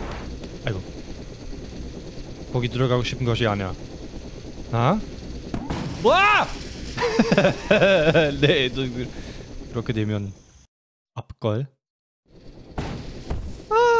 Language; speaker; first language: Korean; non-native, fluent; German